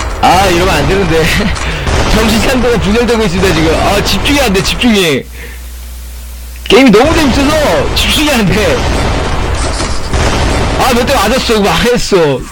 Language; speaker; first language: Korean; native; Korean